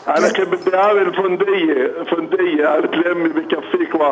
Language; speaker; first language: Arabic; native; Arabic